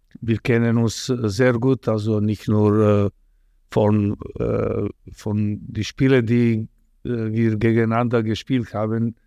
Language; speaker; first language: German; non-native, fluent; Serbian